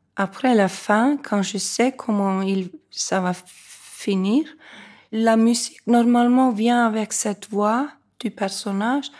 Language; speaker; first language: French; non-native, fluent; Icelandic